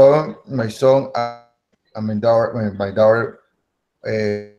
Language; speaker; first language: English; non-native, learner; Spanish